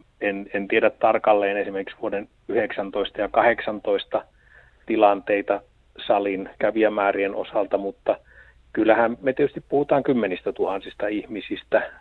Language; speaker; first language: Finnish; native; Finnish